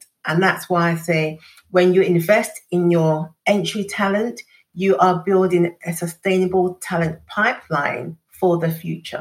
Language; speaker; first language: English; native; English